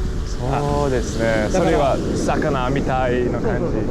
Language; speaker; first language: Japanese; non-native, learner; English